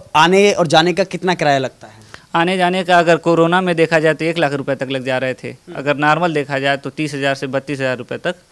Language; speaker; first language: Hindi; native; Hindi